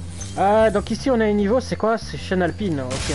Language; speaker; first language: French; native; French